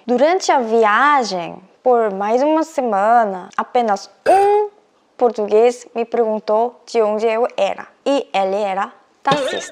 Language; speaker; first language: Portuguese; non-native, fluent; Korean